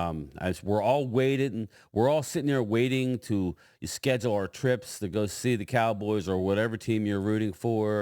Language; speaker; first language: English; native; English